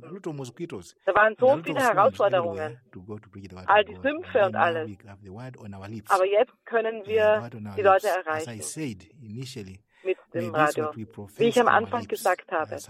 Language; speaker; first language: German; non-native, fluent; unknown